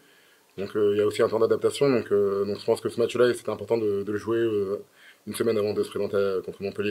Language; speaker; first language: French; native; French